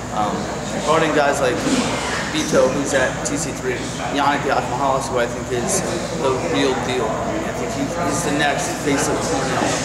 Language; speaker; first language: English; native; English